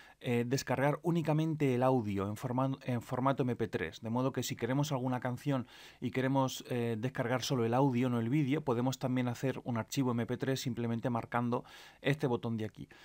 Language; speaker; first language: Spanish; native; Spanish